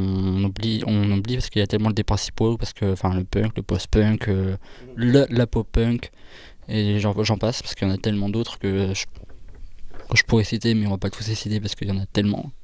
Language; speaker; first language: French; native; French